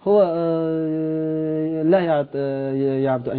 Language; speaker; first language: Arabic; non-native, learner; Chinese